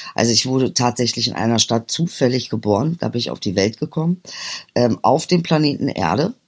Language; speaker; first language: German; early bilingual, other home language; Turkish